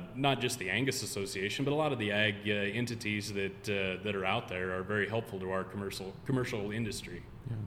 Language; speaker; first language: English; native; English